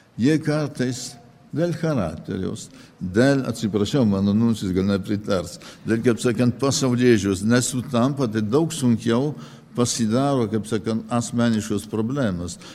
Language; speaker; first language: Lithuanian; early bilingual, heritage; Lithuanian